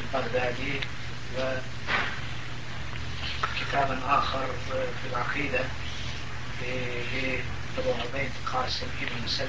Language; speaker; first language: Arabic; non-native, fluent; Turkish